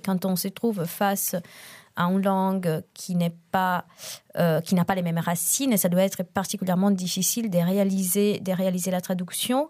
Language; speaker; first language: French; non-native, fluent; Italian